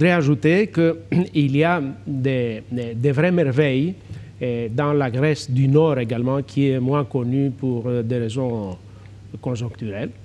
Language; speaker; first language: French; non-native, fluent; Greek